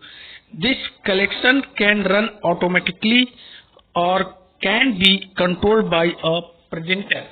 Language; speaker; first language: English; non-native, local second language; Hindi